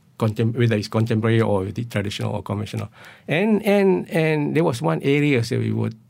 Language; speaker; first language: English; non-native, local second language; Malay